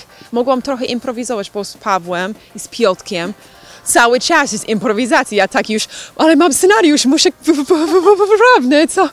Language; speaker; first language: Polish; non-native, learner; English